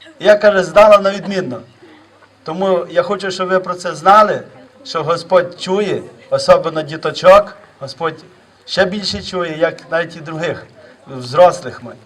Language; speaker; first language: Ukrainian; native; Ukrainian